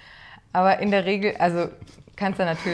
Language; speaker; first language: German; native; German